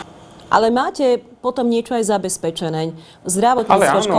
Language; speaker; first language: Slovak; native; Slovak